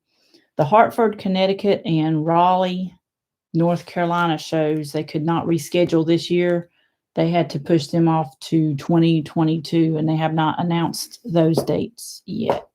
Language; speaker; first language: English; native; English